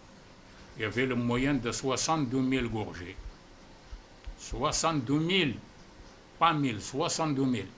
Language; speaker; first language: French; non-native, fluent; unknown